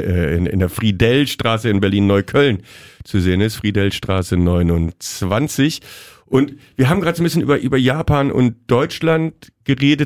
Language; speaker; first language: German; native; German